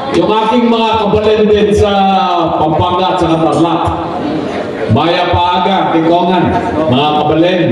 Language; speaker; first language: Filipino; non-native, local second language; Pangasinan